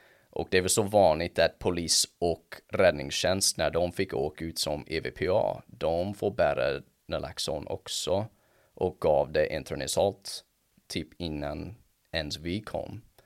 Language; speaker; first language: Swedish; non-native, fluent; English